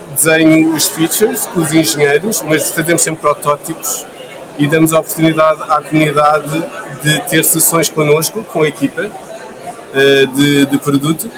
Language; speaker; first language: Portuguese; native; Portuguese